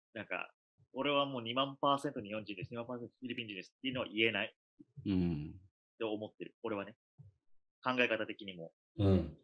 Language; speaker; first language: Japanese; early bilingual, other home language; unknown